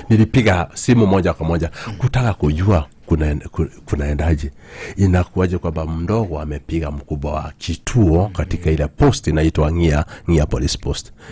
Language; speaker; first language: Swahili; non-native, local second language; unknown